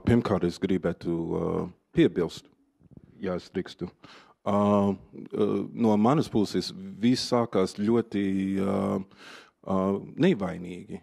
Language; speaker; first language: Latvian; non-native, fluent; English